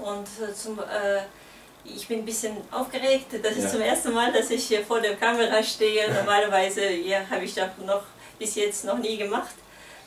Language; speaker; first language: German; non-native, fluent; Kazakh